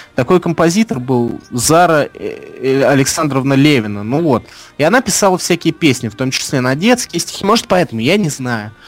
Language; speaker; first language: Russian; non-native, fluent; English